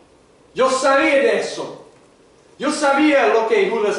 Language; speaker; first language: Spanish; non-native, fluent; English